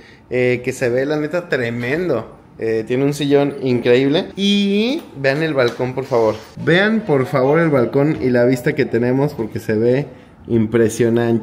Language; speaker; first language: Spanish; native; Spanish